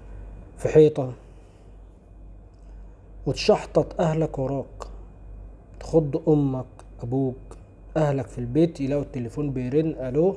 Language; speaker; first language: Arabic; native; Arabic